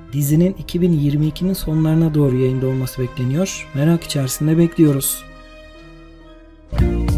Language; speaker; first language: Turkish; native; Turkish